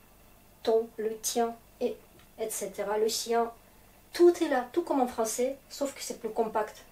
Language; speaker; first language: French; non-native, fluent; Russian